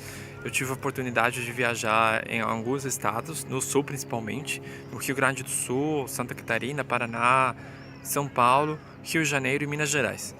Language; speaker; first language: Portuguese; non-native, fluent; Spanish